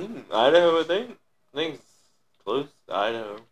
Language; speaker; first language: English; native; English